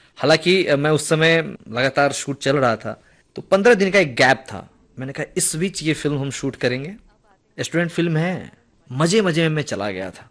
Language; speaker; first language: Hindi; non-native, local second language; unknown